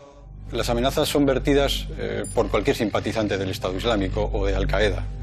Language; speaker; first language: Spanish; native; Spanish